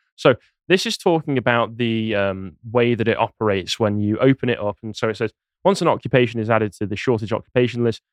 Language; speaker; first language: English; native; English